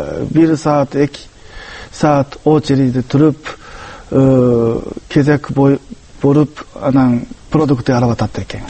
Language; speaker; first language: Kyrgyz; non-native, fluent; Japanese